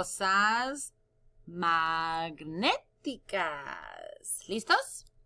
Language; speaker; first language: Spanish; non-native, fluent; English